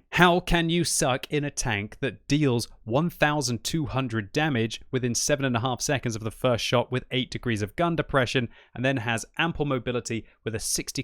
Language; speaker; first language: English; native; English